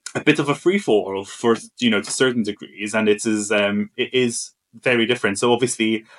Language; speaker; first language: English; non-native, fluent; Maltese